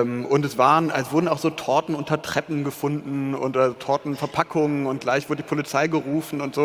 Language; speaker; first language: German; native; German